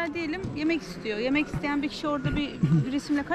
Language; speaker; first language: Turkish; native; Turkish